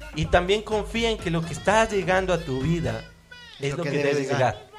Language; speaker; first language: Spanish; native; Spanish